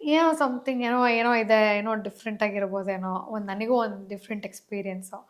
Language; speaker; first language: Kannada; non-native, local second language; Malayalam